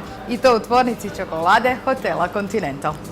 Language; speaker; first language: Croatian; native; Croatian